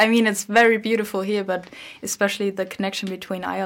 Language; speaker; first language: English; non-native, fluent; German